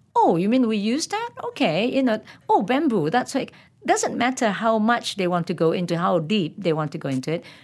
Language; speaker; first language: English; non-native, local second language; Malay